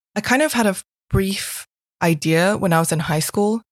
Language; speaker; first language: English; non-native, local second language; Cantonese